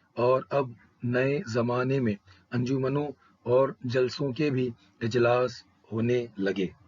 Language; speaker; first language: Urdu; native; Urdu